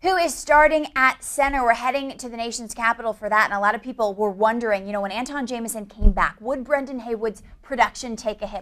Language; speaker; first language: English; native; English